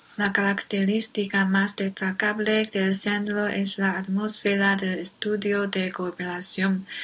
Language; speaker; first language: Spanish; non-native, learner; Chinese